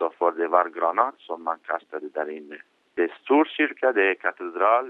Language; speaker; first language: Swedish; non-native, fluent; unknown